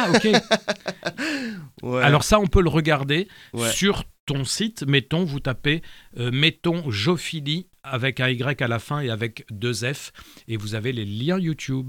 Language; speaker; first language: French; native; French